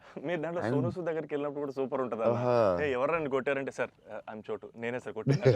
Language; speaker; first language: Telugu; native; Telugu